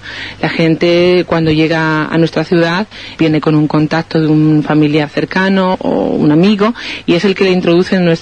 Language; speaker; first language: Spanish; native; Spanish